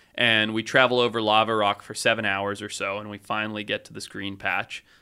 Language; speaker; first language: English; native; English